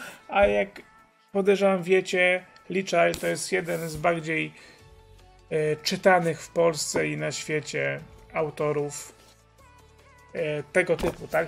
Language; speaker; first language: Polish; native; Polish